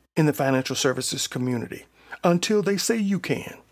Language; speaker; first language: English; native; English